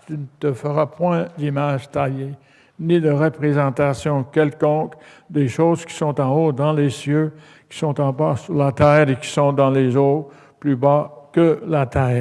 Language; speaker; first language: French; native; French